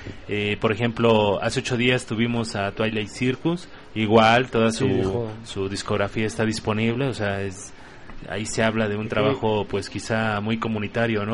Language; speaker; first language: Spanish; native; Spanish